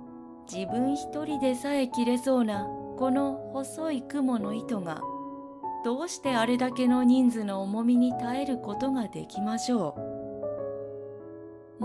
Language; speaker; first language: Japanese; native; Japanese